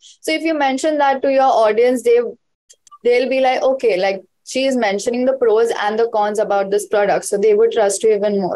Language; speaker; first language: English; non-native, local second language; Hindi